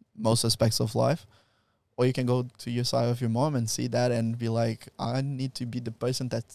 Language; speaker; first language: English; non-native, fluent; Portuguese